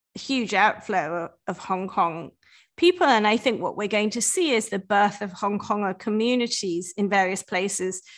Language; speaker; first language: English; native; English